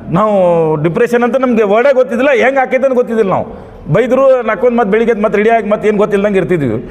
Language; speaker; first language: Kannada; non-native, local second language; Urdu